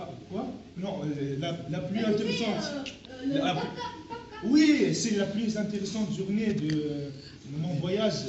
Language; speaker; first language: French; non-native, local second language; Arabic